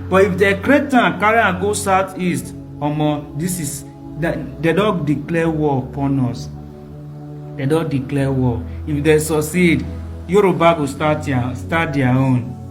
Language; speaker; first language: Nigerian Pidgin; non-native, local second language; Bini